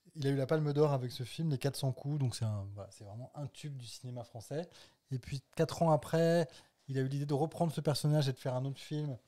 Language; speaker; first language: French; native; French